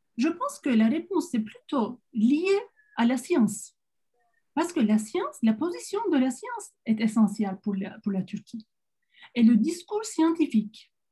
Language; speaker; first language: French; non-native, fluent; Turkish